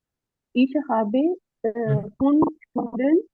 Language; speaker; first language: German; non-native, learner; Urdu